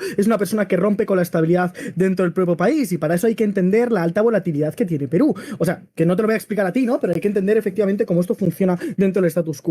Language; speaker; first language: Spanish; native; Spanish